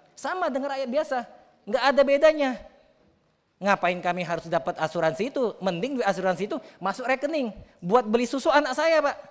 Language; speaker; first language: Indonesian; native; Indonesian